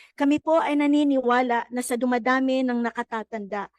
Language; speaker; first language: Filipino; native; Filipino